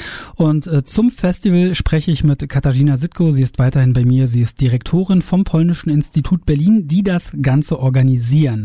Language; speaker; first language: German; native; German